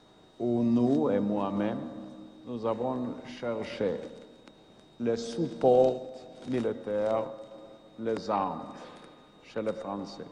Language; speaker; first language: French; non-native, fluent; Yiddish